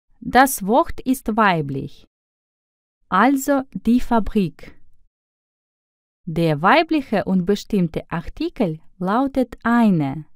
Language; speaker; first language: German; non-native, fluent; Russian